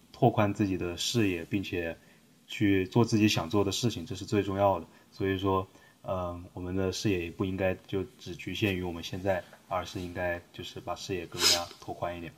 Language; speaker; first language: Chinese; native; Chinese